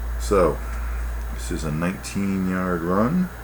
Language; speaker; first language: English; native; English